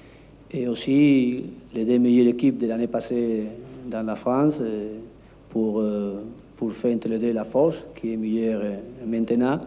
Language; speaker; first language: French; non-native, learner; Spanish